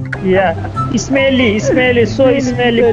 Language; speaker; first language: English; non-native, learner; Nepali